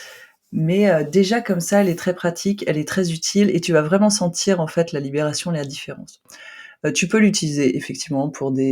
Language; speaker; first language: French; native; French